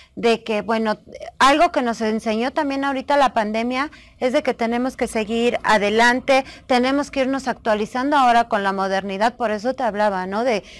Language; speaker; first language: Spanish; native; Spanish